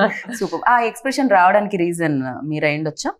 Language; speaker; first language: Telugu; native; Telugu